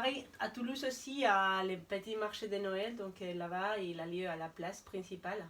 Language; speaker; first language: French; non-native, fluent; Spanish